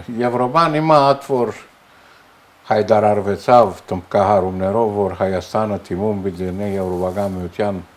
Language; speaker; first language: Armenian; early bilingual, heritage; Armenian